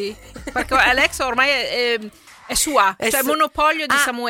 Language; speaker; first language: Italian; native; Italian